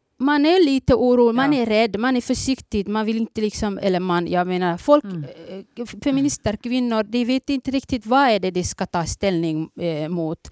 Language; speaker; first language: Swedish; early bilingual, other home language; Somali